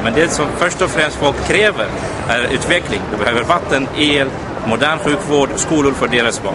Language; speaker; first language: Swedish; non-native, fluent; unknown